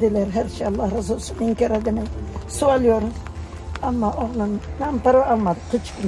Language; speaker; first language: Turkish; non-native, local second language; Arabic